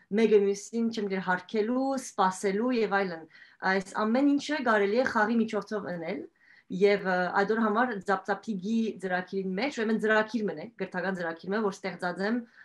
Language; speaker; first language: Armenian; early bilingual, heritage; Armenian